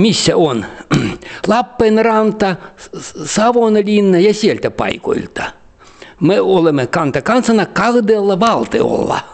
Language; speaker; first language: Finnish; early bilingual, heritage; Finnish